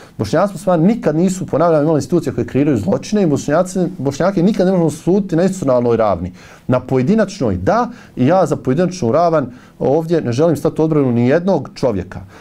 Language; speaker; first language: Bosnian; native; Bosnian